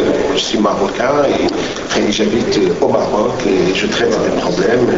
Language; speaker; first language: French; non-native, local second language; Arabic